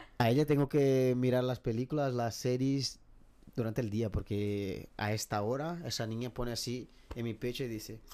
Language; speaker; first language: Spanish; non-native, fluent; Portuguese